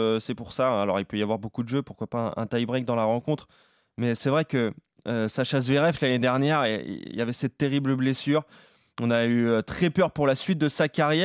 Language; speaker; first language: French; native; French